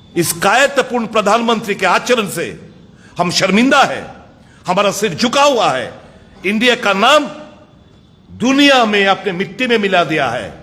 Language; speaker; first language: Hindi; non-native, local second language; Bangla